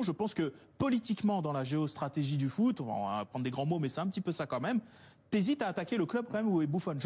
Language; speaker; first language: French; native; French